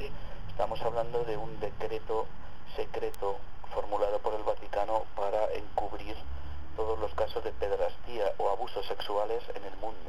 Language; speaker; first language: Spanish; native; Spanish